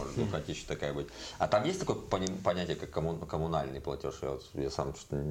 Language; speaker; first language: Russian; native; Russian